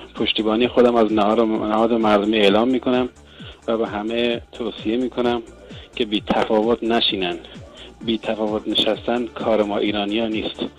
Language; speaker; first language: Persian; native; Persian